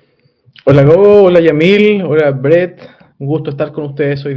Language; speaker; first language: Spanish; native; Spanish